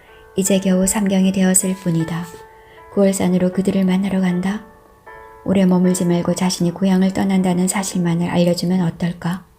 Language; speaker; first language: Korean; native; Korean